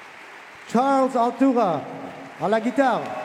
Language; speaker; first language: French; non-native, learner; Armenian